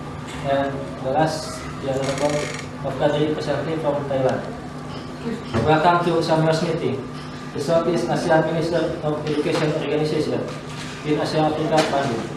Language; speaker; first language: English; non-native, learner; Indonesian